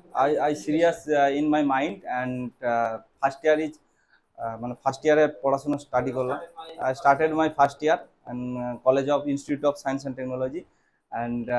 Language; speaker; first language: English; non-native, learner; Bangla